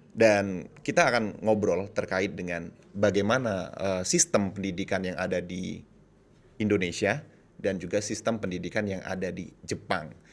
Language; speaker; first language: Indonesian; native; Indonesian